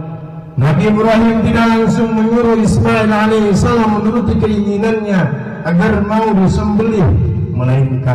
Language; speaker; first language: Indonesian; native; Indonesian